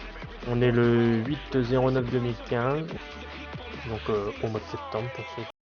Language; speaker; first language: French; native; French